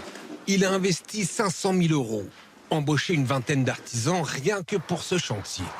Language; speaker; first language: French; native; French